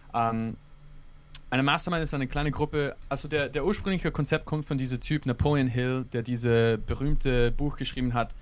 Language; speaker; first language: German; non-native, fluent; English